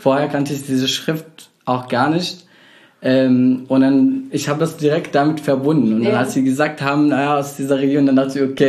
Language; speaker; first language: German; non-native, fluent; Arabic